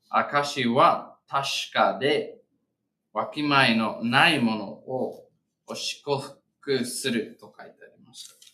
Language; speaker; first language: Japanese; non-native, fluent; English